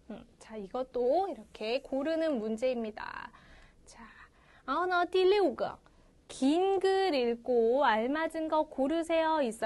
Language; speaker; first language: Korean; non-native, fluent; Chinese